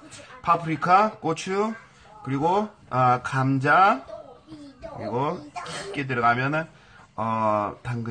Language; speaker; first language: Korean; non-native, fluent; English